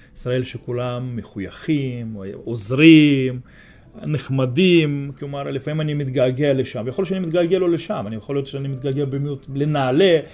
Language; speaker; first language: Hebrew; non-native, fluent; Russian